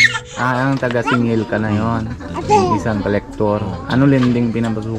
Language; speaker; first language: Filipino; non-native, learner; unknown